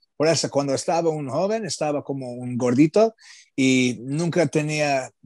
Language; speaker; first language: Spanish; non-native, learner; English